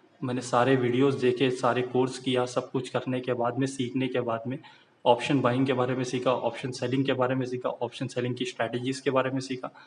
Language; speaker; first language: Hindi; native; Hindi